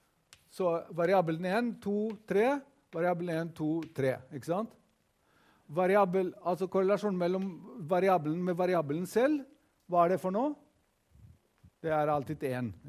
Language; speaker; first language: Norwegian; non-native, fluent; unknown